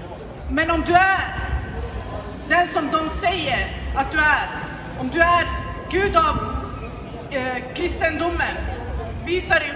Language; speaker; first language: Swedish; non-native, fluent; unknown